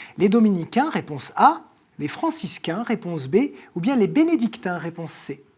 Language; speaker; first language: French; native; French